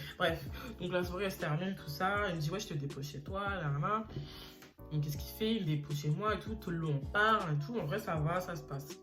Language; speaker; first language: French; early bilingual, other home language; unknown